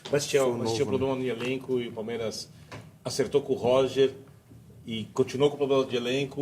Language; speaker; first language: Portuguese; native; Portuguese